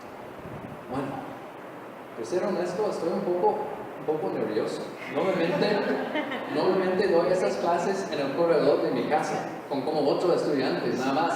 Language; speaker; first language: Spanish; non-native, fluent; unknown